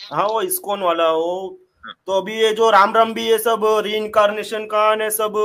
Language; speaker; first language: Hindi; non-native, local second language; Gujarati